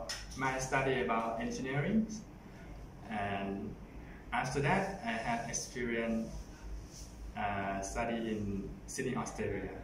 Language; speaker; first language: English; non-native, learner; Thai